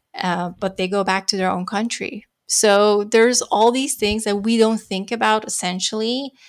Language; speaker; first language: English; non-native, fluent; Dutch